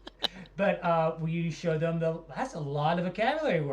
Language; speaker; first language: English; native; English